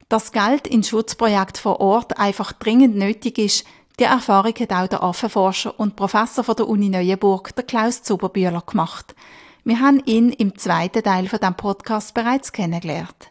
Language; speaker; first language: German; native; German